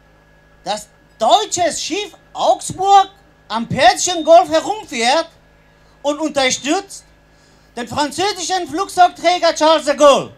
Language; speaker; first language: German; non-native, fluent; Persian